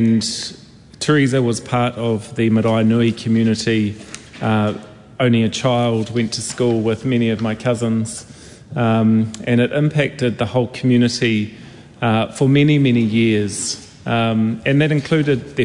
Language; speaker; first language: English; native; English